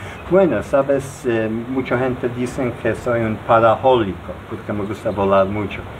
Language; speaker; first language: Spanish; non-native, learner; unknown